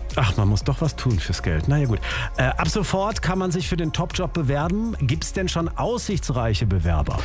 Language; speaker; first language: German; native; German